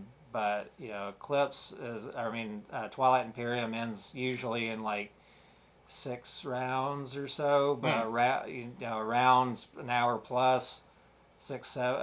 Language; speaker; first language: English; native; English